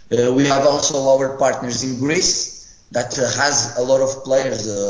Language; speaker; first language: English; non-native, fluent; Portuguese